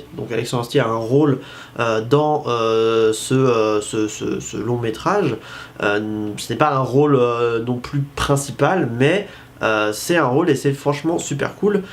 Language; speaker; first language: French; native; French